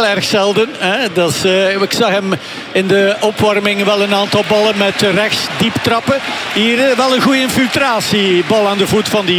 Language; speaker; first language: Dutch; native; Dutch